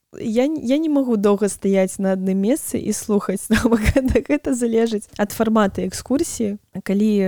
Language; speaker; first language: Belarusian; non-native, local second language; Russian